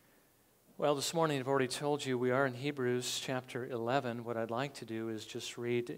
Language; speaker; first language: English; native; English